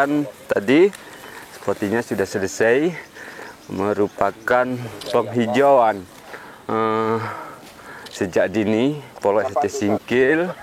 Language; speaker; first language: Indonesian; native; Indonesian